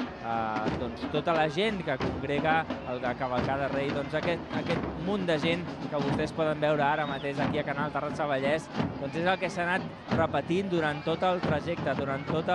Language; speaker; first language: Catalan; native; Catalan